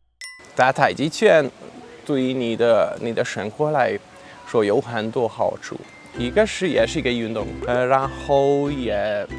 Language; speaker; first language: Chinese; non-native, fluent; Hungarian